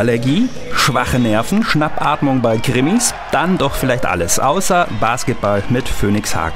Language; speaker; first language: German; native; German